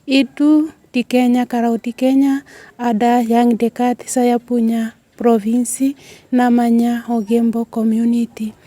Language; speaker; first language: Indonesian; non-native, learner; Swahili